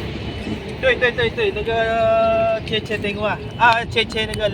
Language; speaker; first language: Chinese; non-native, learner; Filipino